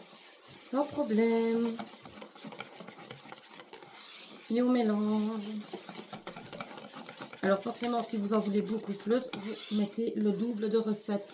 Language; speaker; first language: French; native; French